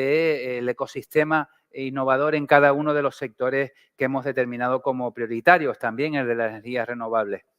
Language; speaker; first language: Spanish; native; Spanish